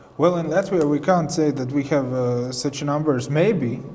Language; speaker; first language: English; non-native, fluent; Latvian